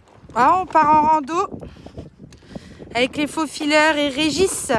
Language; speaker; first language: French; native; French